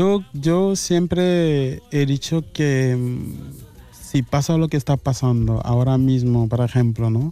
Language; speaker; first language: Spanish; non-native, fluent; Wolof